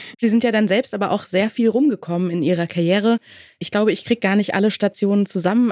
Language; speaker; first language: German; native; German